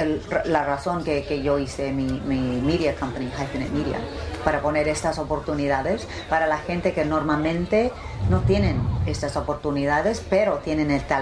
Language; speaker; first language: Spanish; early bilingual, heritage; Spanish